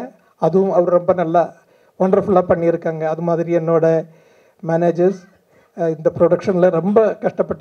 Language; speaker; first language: Tamil; non-native, fluent; Malayalam